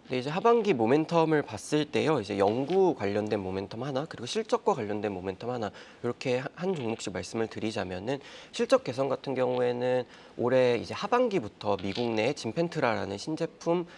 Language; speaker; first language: Korean; native; Korean